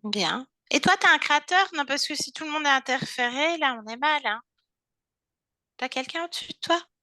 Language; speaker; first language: French; native; French